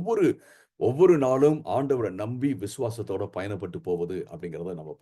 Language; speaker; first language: Tamil; native; Tamil